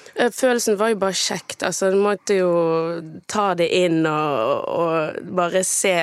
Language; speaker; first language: Norwegian; early bilingual, other home language; Portuguese